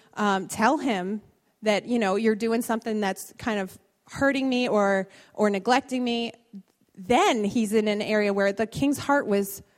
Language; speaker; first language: English; native; English